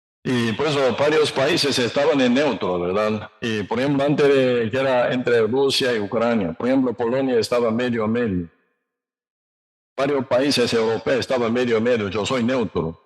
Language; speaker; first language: Spanish; non-native, learner; Korean